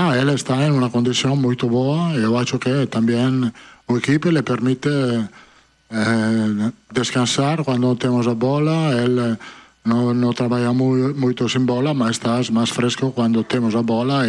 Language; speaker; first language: Portuguese; non-native, fluent; Italian